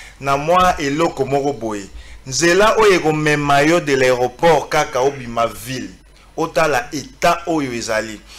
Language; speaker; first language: Lingala; native; Lingala